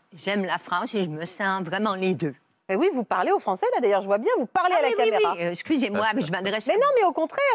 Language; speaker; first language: French; native; French